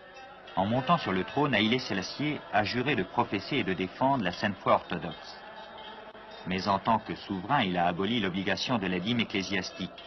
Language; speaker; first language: French; native; French